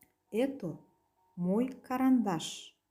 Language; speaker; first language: Russian; non-native, local second language; Kazakh